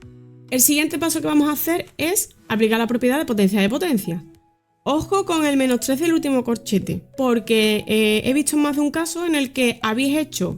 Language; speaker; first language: Spanish; native; Spanish